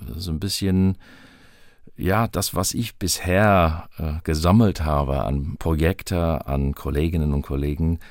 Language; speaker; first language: German; non-native, fluent; English